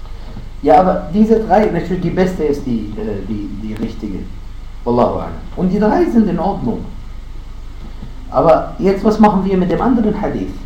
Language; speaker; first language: German; non-native, fluent; Arabic